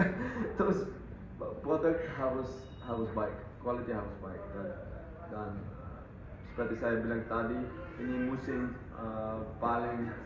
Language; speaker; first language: Indonesian; non-native, fluent; Dutch